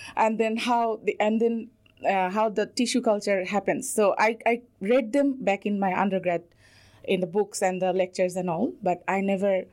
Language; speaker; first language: English; non-native, local second language; Bangla